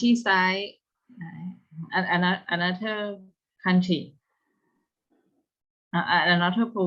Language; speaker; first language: English; non-native, learner; Thai